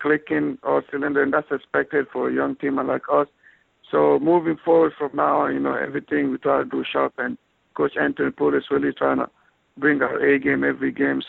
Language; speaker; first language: English; non-native, fluent; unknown